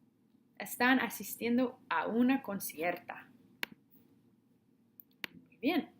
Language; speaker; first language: Spanish; non-native, fluent; English